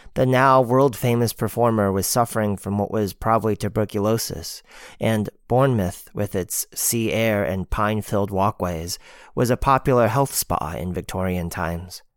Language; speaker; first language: English; native; English